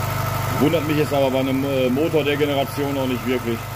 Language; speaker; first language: German; native; German